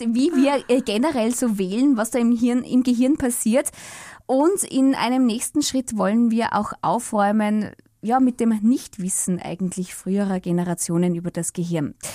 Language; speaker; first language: German; native; German